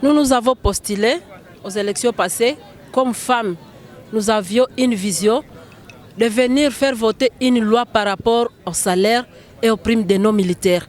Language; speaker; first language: French; non-native, local second language; Swahili